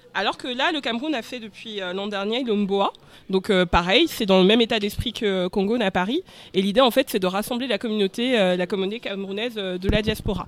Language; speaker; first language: French; early bilingual, other home language; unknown